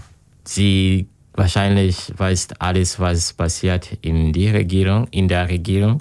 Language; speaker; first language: German; non-native, learner; Kinyarwanda